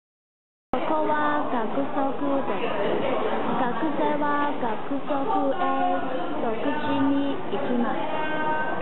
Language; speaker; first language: Japanese; non-native, learner; Cantonese